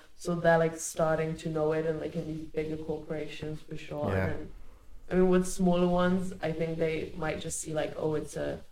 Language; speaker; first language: English; early bilingual, other home language; Hungarian